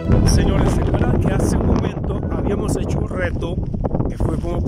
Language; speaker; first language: Spanish; native; Spanish